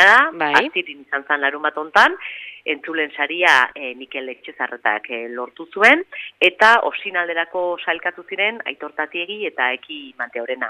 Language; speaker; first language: Basque; native; Basque